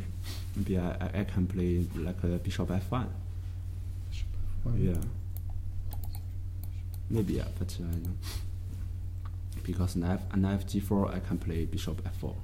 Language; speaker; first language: English; non-native, learner; Chinese